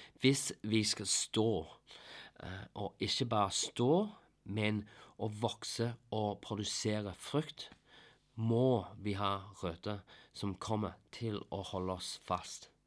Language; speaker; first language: Norwegian; non-native, fluent; English